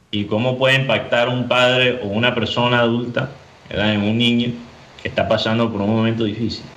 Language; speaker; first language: Spanish; early bilingual, heritage; Spanish